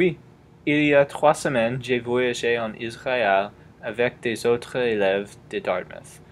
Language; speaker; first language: French; non-native, learner; English